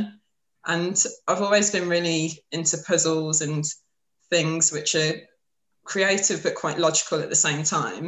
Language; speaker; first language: English; native; English